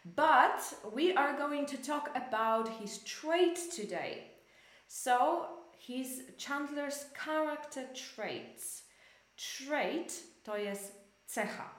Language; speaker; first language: English; non-native, fluent; Polish